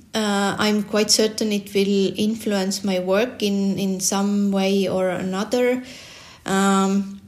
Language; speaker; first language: English; non-native, fluent; Estonian